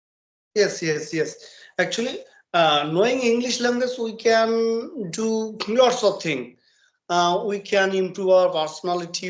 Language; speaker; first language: English; non-native, learner; Bangla